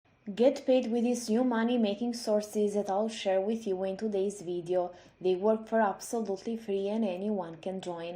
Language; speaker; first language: English; non-native, fluent; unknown